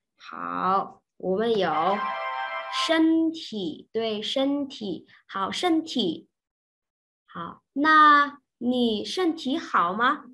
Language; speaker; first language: Chinese; non-native, fluent; Vietnamese